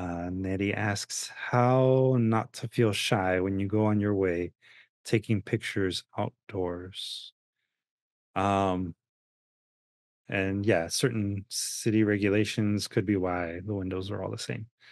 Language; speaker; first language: English; early bilingual, other home language; Spanish